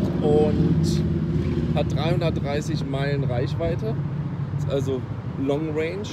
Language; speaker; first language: German; native; German